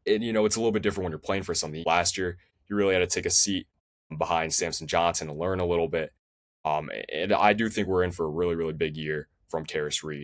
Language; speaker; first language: English; native; English